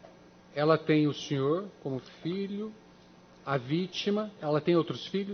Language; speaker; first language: Portuguese; native; Portuguese